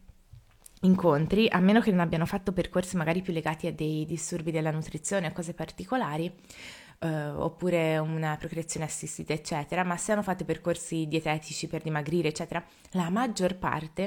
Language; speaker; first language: Italian; native; Italian